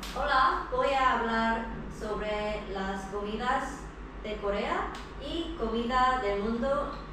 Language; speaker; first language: Spanish; non-native, learner; Korean